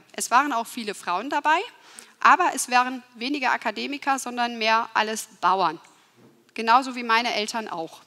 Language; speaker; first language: German; early bilingual, other home language; Turkish